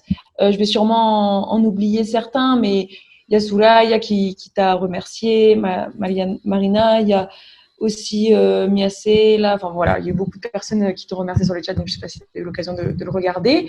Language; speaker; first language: French; native; French